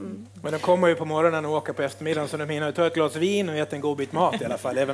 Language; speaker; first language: Swedish; native; Swedish